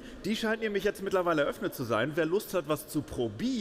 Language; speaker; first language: German; native; German